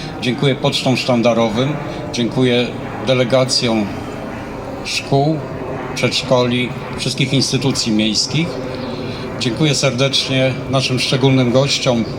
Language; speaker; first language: Polish; native; Polish